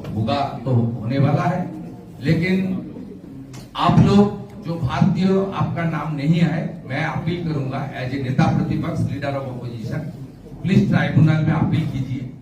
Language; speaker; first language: Hindi; non-native, local second language; Bangla